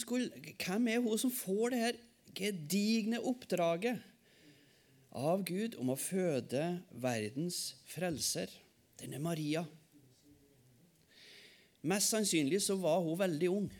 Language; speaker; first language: Norwegian; native; Norwegian